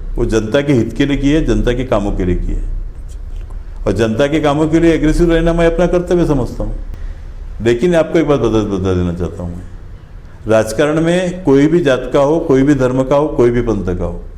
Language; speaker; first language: Hindi; non-native, local second language; Marathi